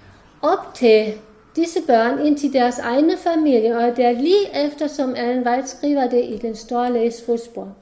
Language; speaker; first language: Danish; non-native, fluent; German